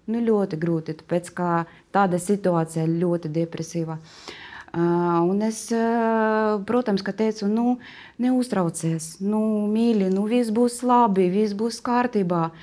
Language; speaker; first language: Latvian; non-native, learner; Russian